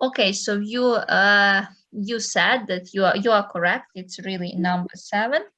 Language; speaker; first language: English; non-native, fluent; Ukrainian